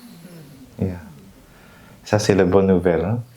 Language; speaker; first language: French; non-native, fluent; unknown